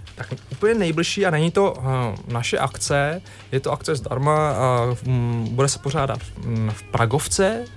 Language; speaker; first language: Czech; early bilingual, other home language; Vietnamese